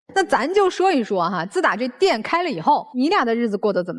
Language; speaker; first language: Chinese; native; Chinese